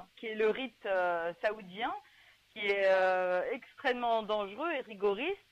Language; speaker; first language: French; native; French